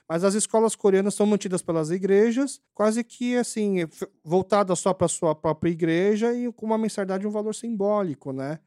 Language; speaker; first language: Portuguese; early bilingual, other home language; Korean